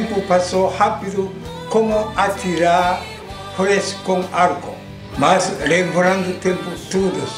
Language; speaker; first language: Portuguese; non-native, learner; Japanese